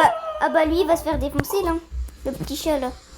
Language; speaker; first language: French; native; French